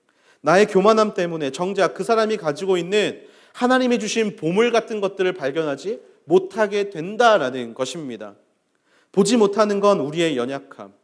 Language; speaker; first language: Korean; native; Korean